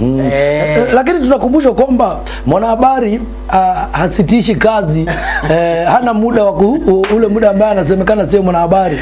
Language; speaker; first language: Swahili; native; Swahili